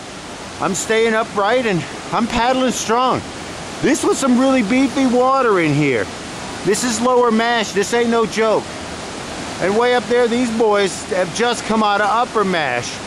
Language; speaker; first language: English; native; English